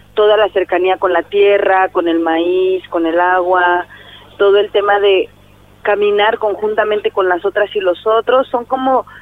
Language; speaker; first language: Spanish; native; Spanish